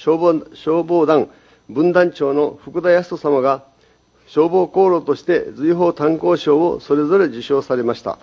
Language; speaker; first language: Japanese; native; Japanese